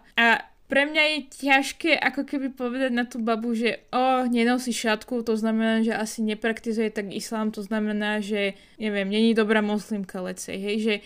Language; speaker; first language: Slovak; non-native, fluent; Arabic